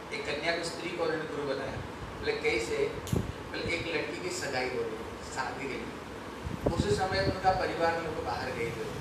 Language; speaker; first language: Hindi; non-native, local second language; Bangla